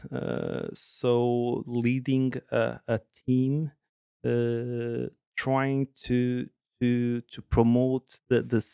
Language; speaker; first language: English; non-native, fluent; Portuguese